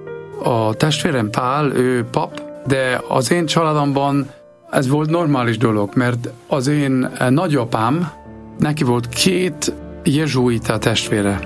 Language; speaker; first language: Hungarian; non-native, learner; German